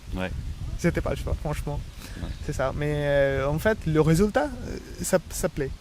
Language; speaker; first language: French; non-native, learner; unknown